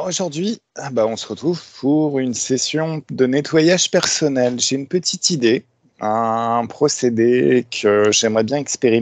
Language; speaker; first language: French; native; French